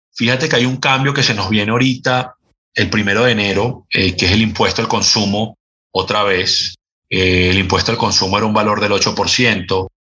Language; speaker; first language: Spanish; native; Spanish